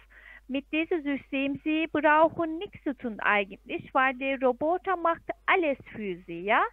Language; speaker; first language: German; non-native, fluent; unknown